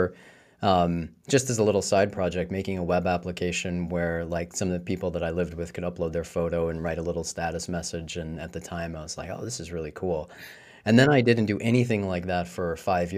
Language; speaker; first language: English; native; English